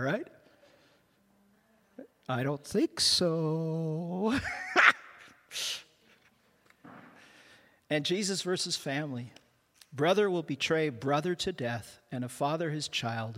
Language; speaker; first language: English; native; English